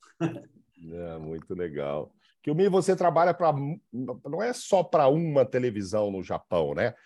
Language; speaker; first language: Portuguese; native; Portuguese